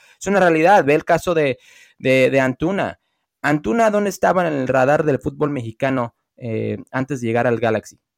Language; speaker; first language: Spanish; early bilingual, heritage; Spanish